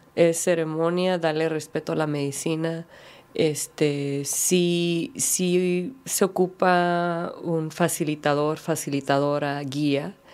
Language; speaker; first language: Spanish; early bilingual, heritage; Spanish